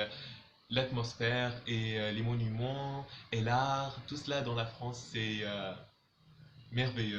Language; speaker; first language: French; non-native, local second language; Arabic